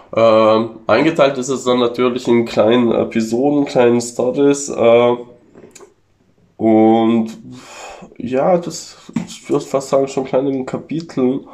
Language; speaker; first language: German; native; German